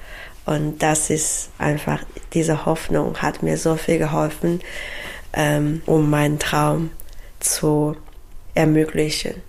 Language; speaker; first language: German; non-native, learner; Chinese